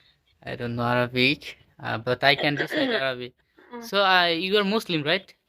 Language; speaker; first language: English; non-native, fluent; Bangla